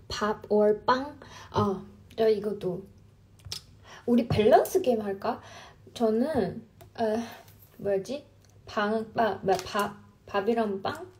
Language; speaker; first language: Korean; non-native, fluent; Chinese